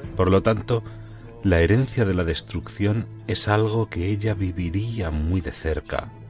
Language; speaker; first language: Spanish; non-native, fluent; English